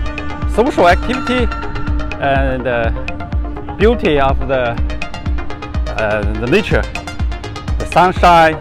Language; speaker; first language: English; non-native, learner; Chinese